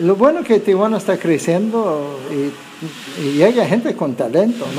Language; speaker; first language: Spanish; non-native, fluent; English